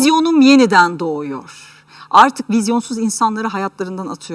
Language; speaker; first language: Turkish; native; Turkish